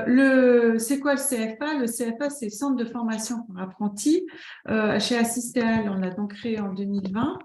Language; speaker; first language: French; native; French